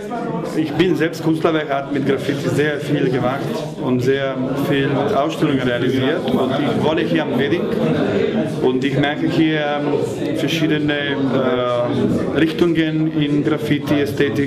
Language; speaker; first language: German; non-native, fluent; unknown